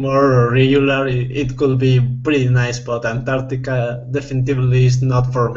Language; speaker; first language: English; non-native, fluent; Spanish